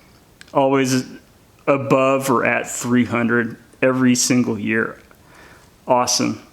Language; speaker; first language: English; native; English